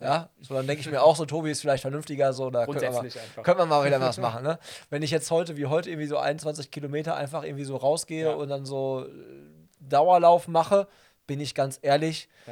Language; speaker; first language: German; native; German